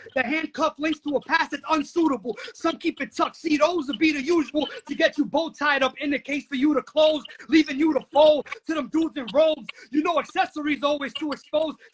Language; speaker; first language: English; native; English